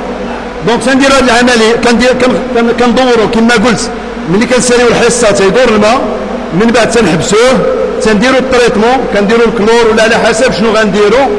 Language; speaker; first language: Arabic; native; Arabic